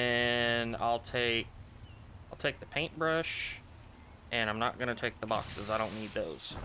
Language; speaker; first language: English; native; English